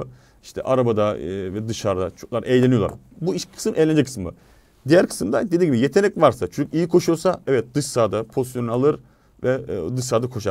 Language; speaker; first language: Turkish; native; Turkish